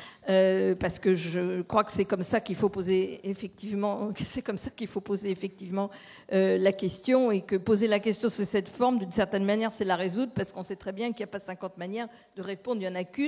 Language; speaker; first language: French; native; French